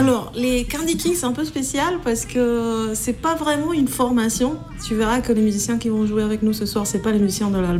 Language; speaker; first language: French; non-native, fluent; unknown